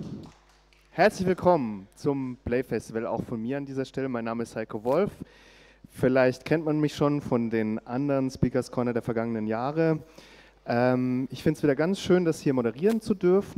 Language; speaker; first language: German; native; German